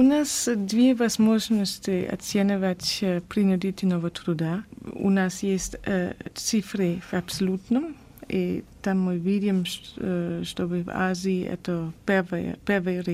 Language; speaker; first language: Russian; non-native, fluent; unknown